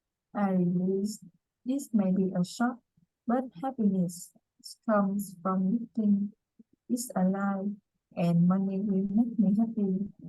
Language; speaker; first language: English; non-native, learner; Vietnamese